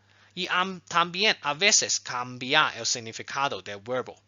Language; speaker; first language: Spanish; non-native, fluent; Chinese